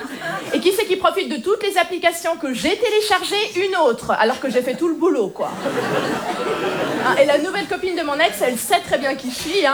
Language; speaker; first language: French; native; French